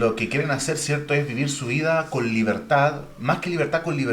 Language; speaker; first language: Spanish; native; Spanish